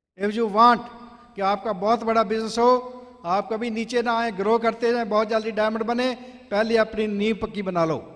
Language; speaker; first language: Hindi; non-native, local second language; Punjabi